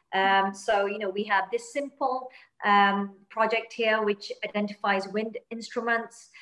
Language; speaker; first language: English; native; English